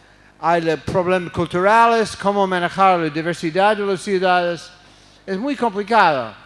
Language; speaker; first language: Spanish; non-native, fluent; English